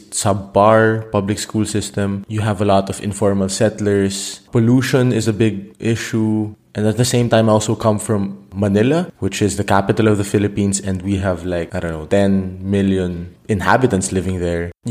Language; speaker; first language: English; non-native, local second language; Filipino